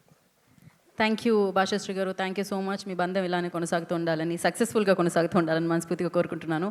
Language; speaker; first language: Telugu; native; Telugu